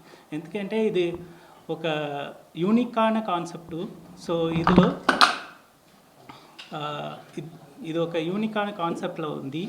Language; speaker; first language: Telugu; non-native, learner; Tamil